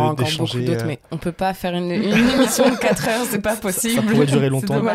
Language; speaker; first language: French; early bilingual, heritage; Spanish